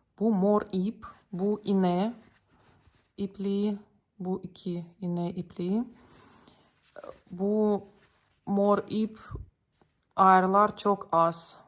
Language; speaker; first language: Turkish; non-native, learner; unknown